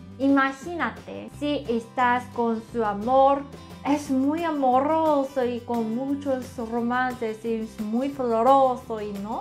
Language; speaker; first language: Spanish; non-native, learner; Korean